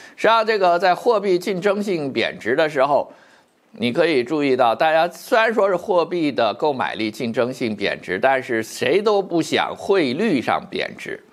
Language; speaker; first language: Chinese; native; Chinese